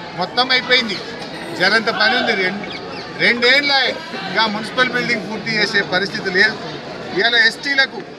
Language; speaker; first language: Telugu; native; Telugu